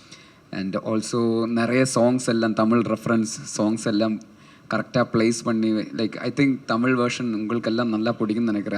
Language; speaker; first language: Tamil; non-native, learner; Malayalam